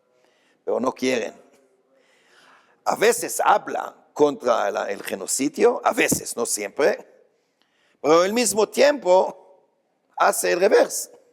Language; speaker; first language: Spanish; non-native, fluent; Hebrew